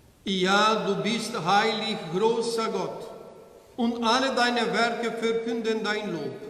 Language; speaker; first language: German; non-native, learner; Portuguese